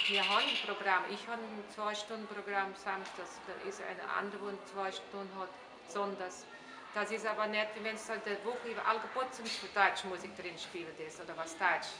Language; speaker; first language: German; early bilingual, heritage; German